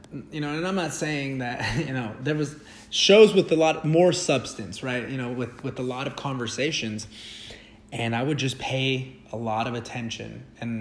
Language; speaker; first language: English; early bilingual, other home language; Spanish